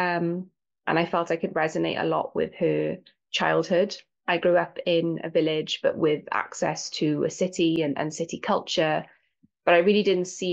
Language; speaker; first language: English; native; English